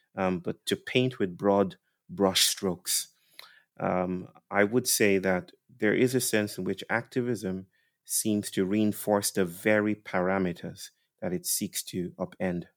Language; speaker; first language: English; non-native, local second language; Yoruba